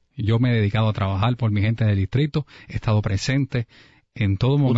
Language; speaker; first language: Spanish; native; Spanish